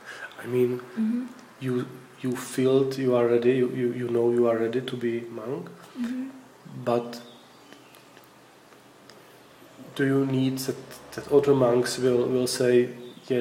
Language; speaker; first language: English; non-native, fluent; Czech